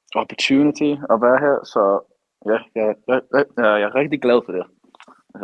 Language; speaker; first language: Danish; early bilingual, heritage; English